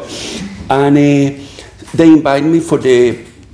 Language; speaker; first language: English; non-native, fluent; Spanish